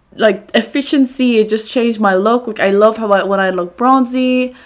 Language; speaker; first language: English; native; English